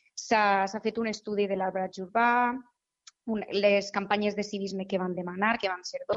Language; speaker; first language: Catalan; native; Catalan